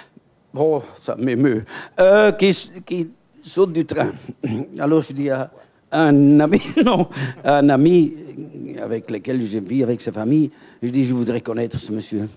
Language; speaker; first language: French; native; French